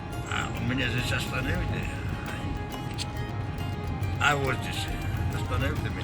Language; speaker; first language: Russian; non-native, learner; Georgian